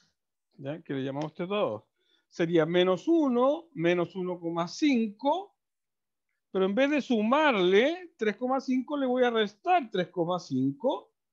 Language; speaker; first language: Spanish; native; Spanish